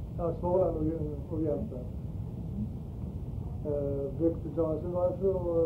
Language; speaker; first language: Swedish; early bilingual, heritage; Swedish